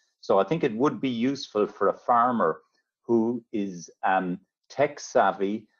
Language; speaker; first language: English; native; English